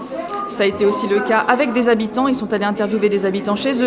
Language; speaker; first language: French; native; French